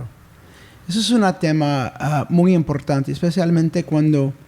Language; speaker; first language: Spanish; early bilingual, heritage; English